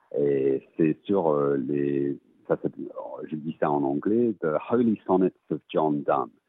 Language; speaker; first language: French; early bilingual, heritage; English